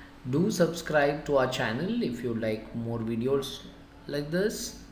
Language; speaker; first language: English; non-native, local second language; Tamil